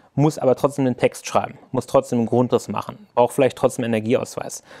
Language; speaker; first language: German; native; German